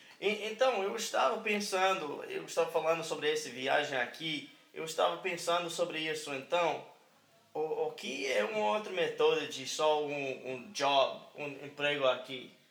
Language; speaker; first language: Portuguese; non-native, learner; English